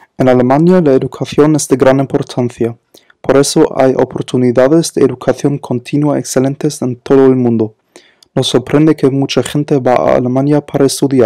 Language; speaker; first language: Spanish; non-native, learner; German